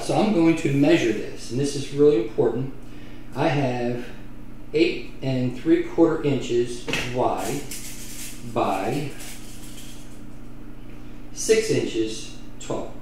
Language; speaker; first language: English; native; English